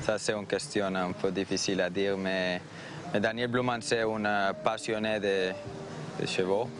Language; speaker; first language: French; non-native, fluent; Spanish